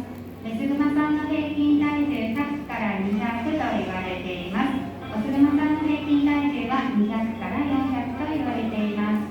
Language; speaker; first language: Japanese; native; Japanese